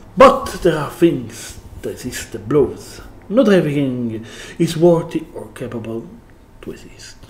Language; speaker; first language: English; non-native, learner; Italian